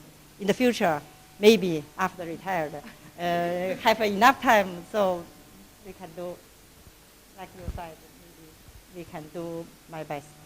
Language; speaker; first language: English; non-native, learner; Chinese